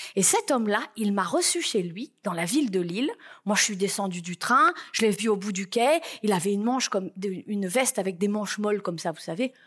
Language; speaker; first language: French; native; French